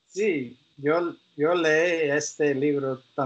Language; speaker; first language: Spanish; non-native, learner; English